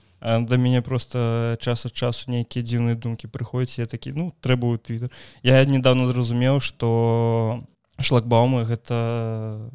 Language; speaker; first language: Belarusian; non-native, local second language; Russian